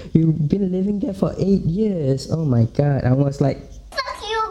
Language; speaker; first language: English; non-native, local second language; Malay